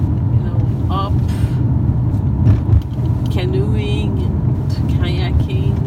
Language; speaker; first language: English; non-native, fluent; French